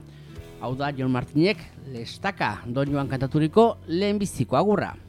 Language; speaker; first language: Basque; native; Basque